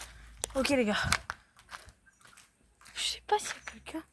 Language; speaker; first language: French; native; French